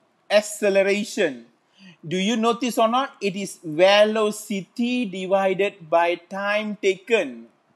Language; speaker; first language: English; non-native, local second language; Malay